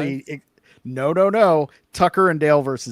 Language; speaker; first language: English; native; English